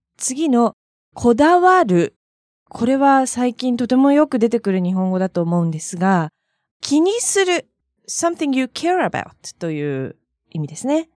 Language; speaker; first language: Japanese; native; Japanese